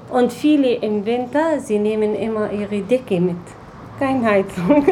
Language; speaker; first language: German; non-native, learner; Arabic